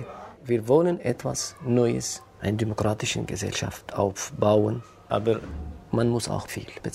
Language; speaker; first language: German; non-native, fluent; Kurdish